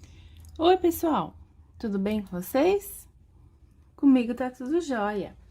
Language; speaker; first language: Portuguese; native; Portuguese